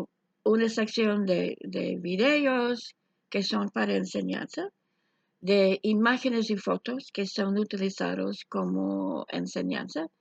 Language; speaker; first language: Spanish; non-native, fluent; English